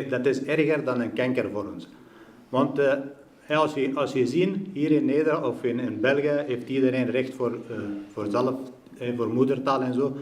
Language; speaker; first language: Dutch; non-native, fluent; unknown